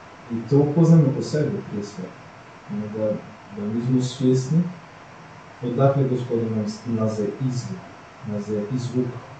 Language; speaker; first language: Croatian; non-native, fluent; Portuguese